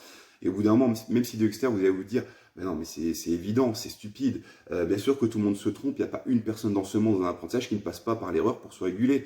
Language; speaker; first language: French; native; French